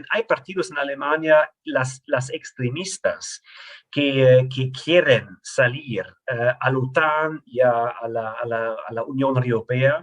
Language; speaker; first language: Spanish; non-native, fluent; German